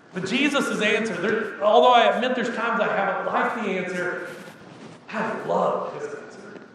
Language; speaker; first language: English; native; English